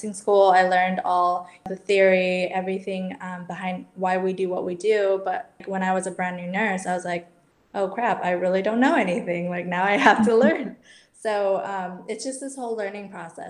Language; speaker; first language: English; native; English